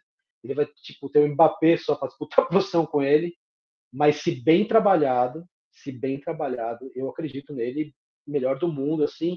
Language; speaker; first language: Portuguese; native; Portuguese